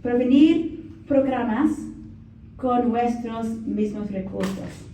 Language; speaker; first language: Spanish; non-native, learner; English